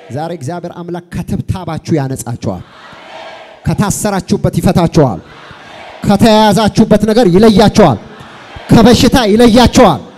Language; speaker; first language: Amharic; native; Amharic